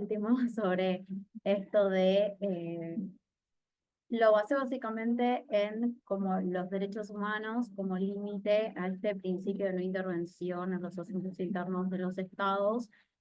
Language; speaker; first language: Spanish; native; Spanish